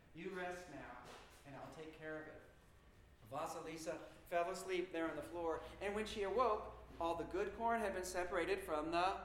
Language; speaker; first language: English; native; English